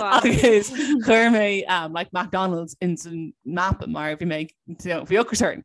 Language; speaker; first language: Irish; non-native, local second language; English